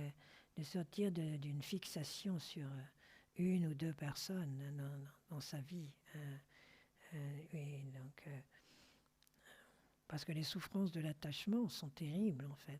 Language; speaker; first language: French; native; French